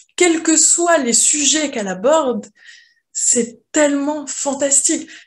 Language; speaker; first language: Portuguese; non-native, fluent; French